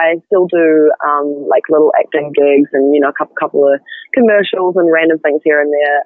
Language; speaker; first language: English; native; English